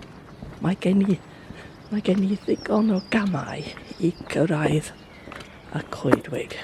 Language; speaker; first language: Welsh; non-native, fluent; English